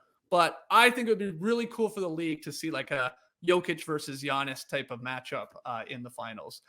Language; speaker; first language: English; native; English